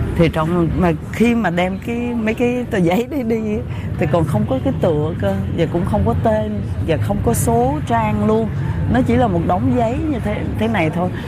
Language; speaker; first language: Vietnamese; early bilingual, other home language; French